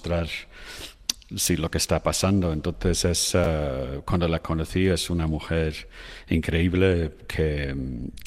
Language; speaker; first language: Spanish; non-native, fluent; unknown